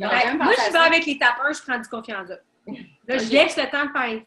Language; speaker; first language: French; native; French